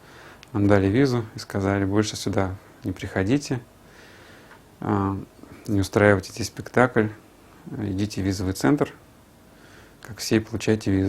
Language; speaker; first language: Russian; native; Russian